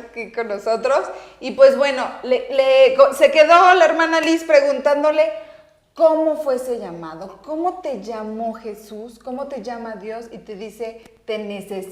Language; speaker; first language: Spanish; native; Spanish